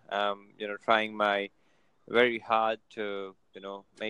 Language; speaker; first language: English; non-native, local second language; Gujarati